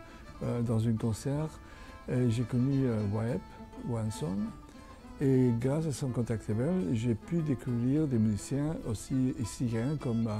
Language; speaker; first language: French; non-native, fluent; Catalan